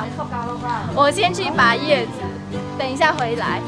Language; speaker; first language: Chinese; non-native, fluent; Vietnamese